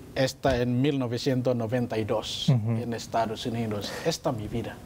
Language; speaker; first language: Spanish; non-native, learner; Indonesian